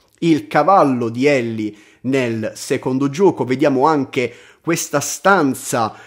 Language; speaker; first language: Italian; native; Italian